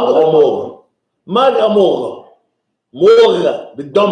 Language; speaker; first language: Arabic; non-native, fluent; English